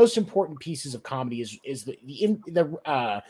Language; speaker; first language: English; native; English